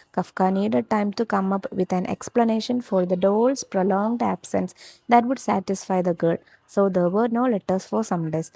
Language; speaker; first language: English; non-native, local second language; Malayalam